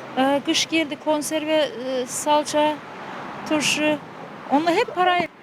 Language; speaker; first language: Turkish; native; Turkish